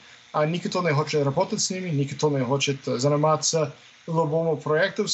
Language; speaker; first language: Russian; non-native, fluent; English